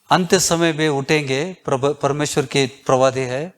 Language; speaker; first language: Hindi; non-native, local second language; Kannada